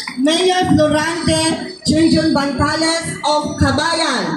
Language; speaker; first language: Filipino; non-native, local second language; Iloko